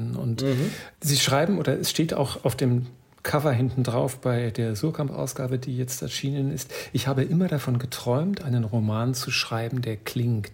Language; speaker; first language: German; native; German